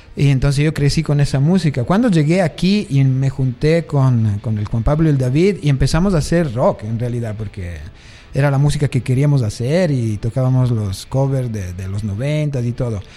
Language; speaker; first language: Spanish; non-native, fluent; Italian